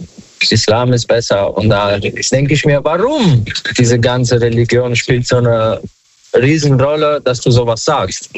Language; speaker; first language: German; non-native, fluent; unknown